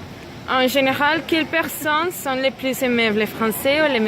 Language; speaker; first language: French; non-native, learner; Spanish